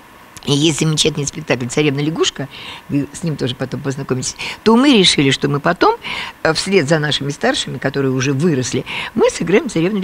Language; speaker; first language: Russian; native; Russian